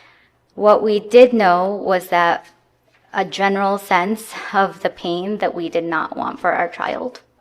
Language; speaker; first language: English; native; English